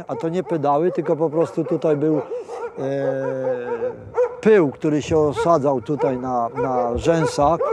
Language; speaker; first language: Polish; native; Polish